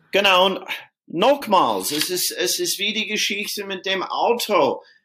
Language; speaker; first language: German; non-native, fluent; English